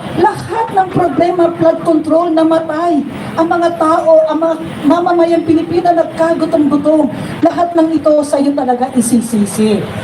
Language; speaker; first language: Filipino; native; Filipino